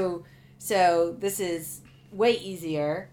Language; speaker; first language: English; native; English